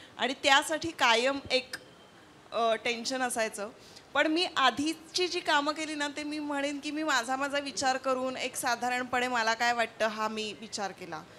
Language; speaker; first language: Marathi; native; Marathi